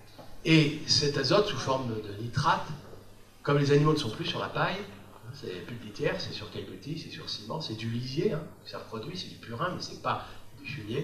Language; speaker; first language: French; native; French